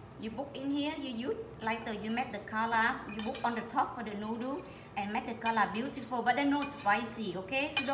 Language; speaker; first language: English; non-native, learner; Vietnamese